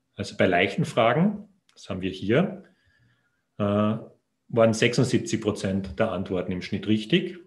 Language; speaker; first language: German; native; German